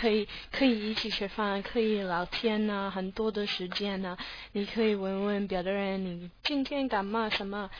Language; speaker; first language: Chinese; non-native, learner; English